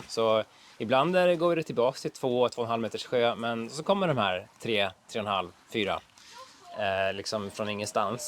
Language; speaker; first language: Swedish; native; Swedish